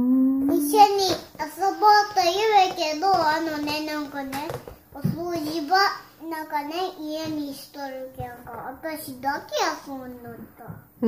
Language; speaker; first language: Japanese; early bilingual, other home language; English